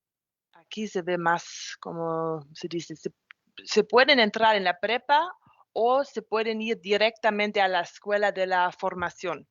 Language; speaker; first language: Spanish; non-native, fluent; German